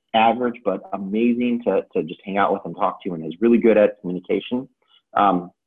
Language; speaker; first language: English; native; English